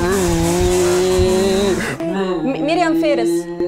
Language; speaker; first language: Korean; non-native, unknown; Arabic